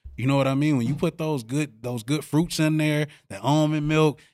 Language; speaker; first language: English; native; English